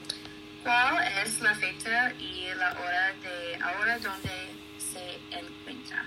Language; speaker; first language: Spanish; non-native, learner; English